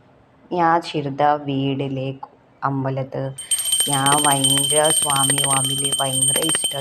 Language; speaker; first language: Malayalam; non-native, learner; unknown